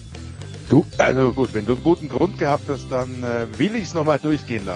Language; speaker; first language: German; native; German